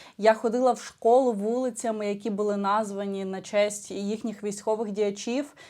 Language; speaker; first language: Ukrainian; non-native, local second language; Russian